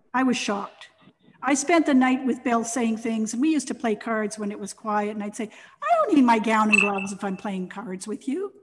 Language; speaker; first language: English; native; English